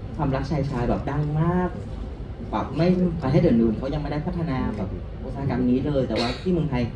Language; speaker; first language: Thai; non-native, fluent; Vietnamese